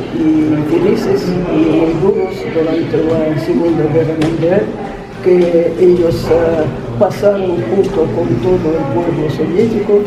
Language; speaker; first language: Spanish; non-native, fluent; Russian